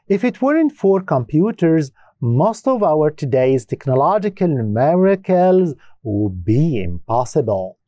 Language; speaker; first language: English; non-native, fluent; Arabic